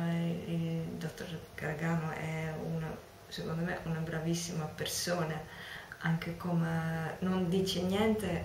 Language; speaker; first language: Italian; non-native, fluent; Dutch